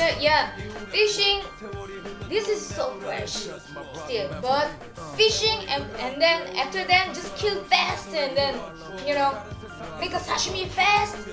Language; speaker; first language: English; non-native, learner; Korean